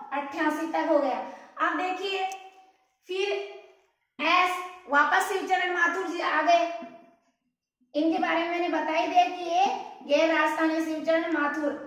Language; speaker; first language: Hindi; native; Hindi